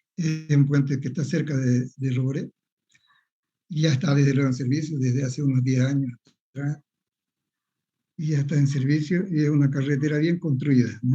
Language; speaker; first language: Spanish; native; Spanish